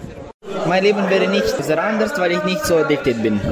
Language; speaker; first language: German; non-native, local second language; Romanian